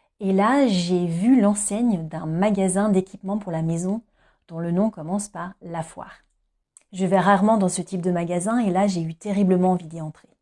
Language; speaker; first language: French; native; French